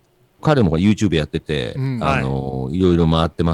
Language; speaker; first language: Japanese; native; Japanese